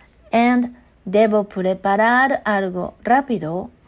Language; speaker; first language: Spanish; non-native, learner; Japanese